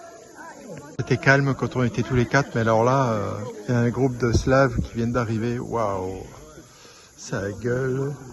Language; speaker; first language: French; native; French